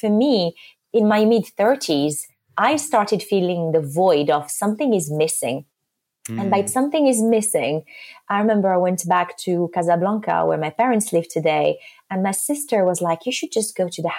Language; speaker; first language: English; non-native, fluent; Arabic